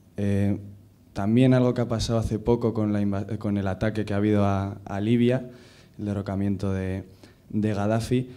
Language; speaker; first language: Spanish; native; Spanish